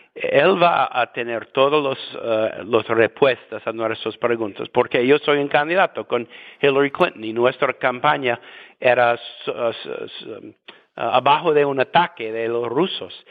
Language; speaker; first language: Spanish; non-native, fluent; English